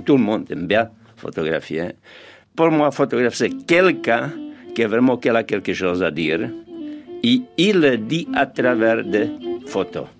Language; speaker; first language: French; non-native, fluent; Czech